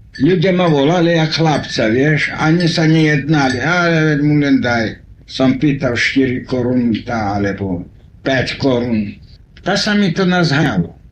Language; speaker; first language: Slovak; native; Slovak